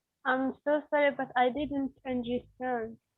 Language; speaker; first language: English; non-native, learner; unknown